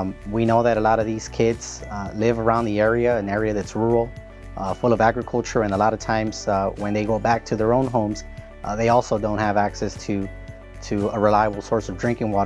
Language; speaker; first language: English; early bilingual, other home language; Spanish